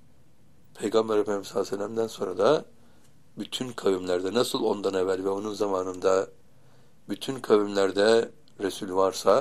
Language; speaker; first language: Turkish; native; Turkish